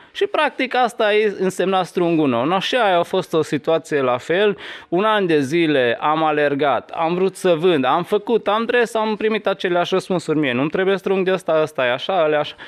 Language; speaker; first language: Romanian; non-native, local second language; Hungarian